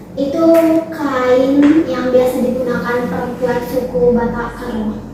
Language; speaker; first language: Indonesian; native; Indonesian